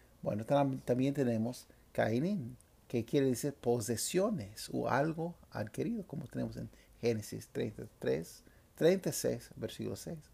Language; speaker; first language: Spanish; non-native, fluent; English